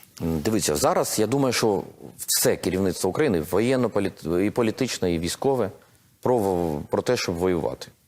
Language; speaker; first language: Ukrainian; non-native, local second language; Russian